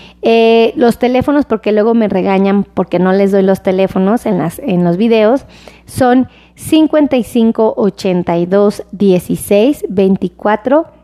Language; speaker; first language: Spanish; native; Spanish